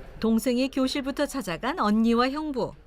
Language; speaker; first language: Korean; native; Korean